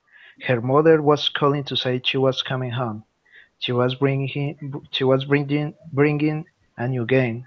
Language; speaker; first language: English; non-native, learner; Spanish